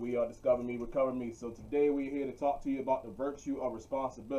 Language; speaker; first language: English; native; English